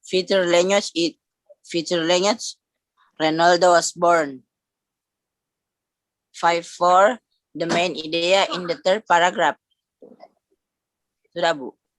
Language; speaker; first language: English; non-native, learner; Indonesian